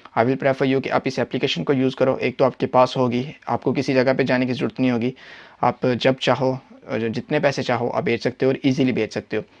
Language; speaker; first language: Hindi; non-native, local second language; Punjabi